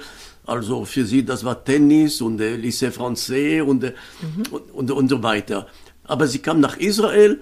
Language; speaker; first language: German; non-native, fluent; Hebrew